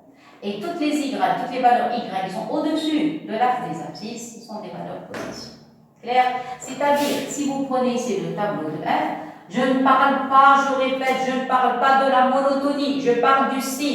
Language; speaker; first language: French; non-native, local second language; Arabic